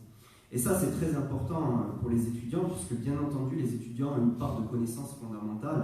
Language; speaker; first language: French; native; French